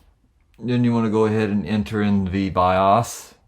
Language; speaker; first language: English; native; English